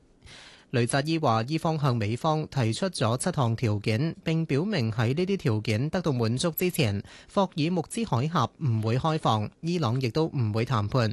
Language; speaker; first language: Chinese; non-native, local second language; Cantonese